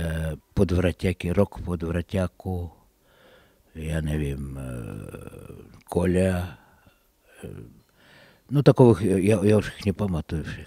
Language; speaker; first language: Czech; non-native, fluent; Russian